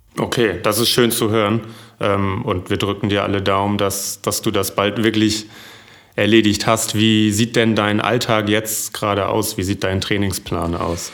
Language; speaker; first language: German; native; German